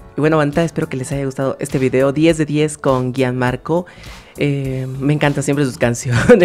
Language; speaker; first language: Spanish; native; Spanish